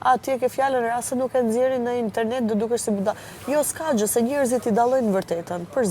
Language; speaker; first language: Albanian; native; Albanian